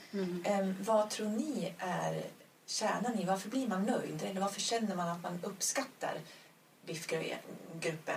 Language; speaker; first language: Swedish; native; Swedish